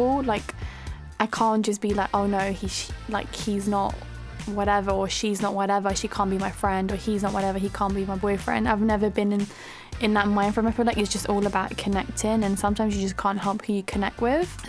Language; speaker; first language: English; native; English